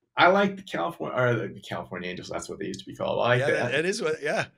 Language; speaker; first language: English; native; English